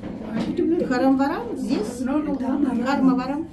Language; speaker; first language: Russian; early bilingual, heritage; Russian